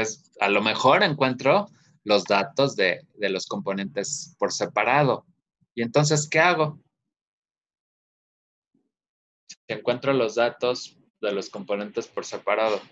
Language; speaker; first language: Spanish; native; Spanish